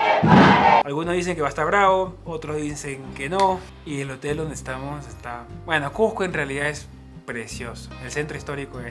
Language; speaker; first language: Spanish; native; Spanish